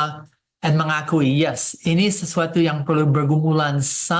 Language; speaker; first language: Indonesian; non-native, fluent; English